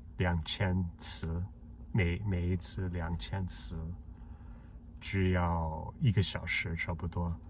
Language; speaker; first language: Chinese; non-native, fluent; English